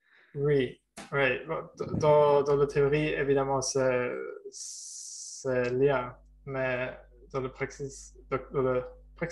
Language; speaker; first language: French; non-native, learner; German